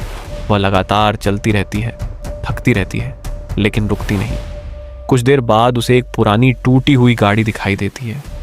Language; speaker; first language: Hindi; native; Hindi